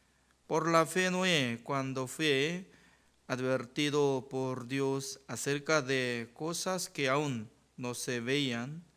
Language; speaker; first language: Spanish; non-native, learner; Korean